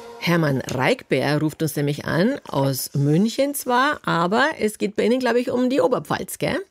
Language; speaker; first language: German; native; German